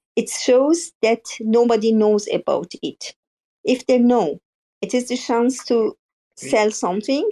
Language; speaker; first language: English; non-native, learner; Persian